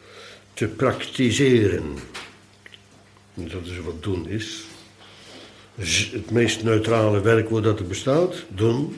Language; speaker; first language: Dutch; native; Dutch